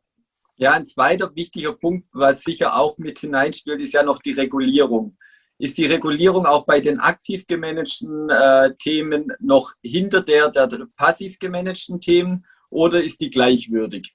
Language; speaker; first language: German; native; German